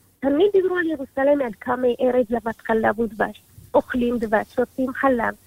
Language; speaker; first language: Hebrew; early bilingual, other home language; Amharic